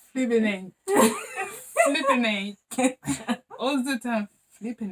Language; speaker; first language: English; non-native, learner; French